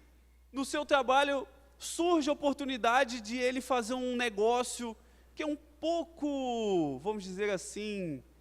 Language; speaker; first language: Portuguese; native; Portuguese